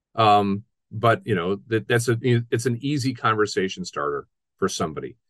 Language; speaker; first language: English; native; English